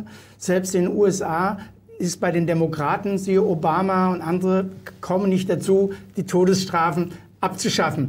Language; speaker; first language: German; native; German